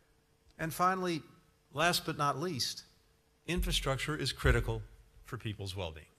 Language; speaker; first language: English; native; English